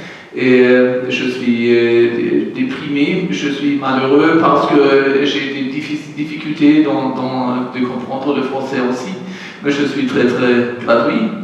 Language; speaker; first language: French; non-native, learner; German